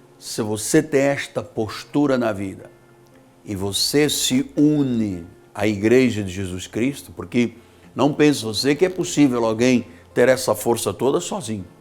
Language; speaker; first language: Portuguese; native; Portuguese